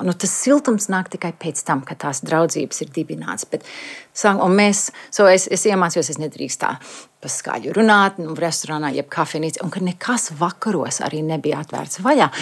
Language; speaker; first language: Latvian; early bilingual, heritage; Latvian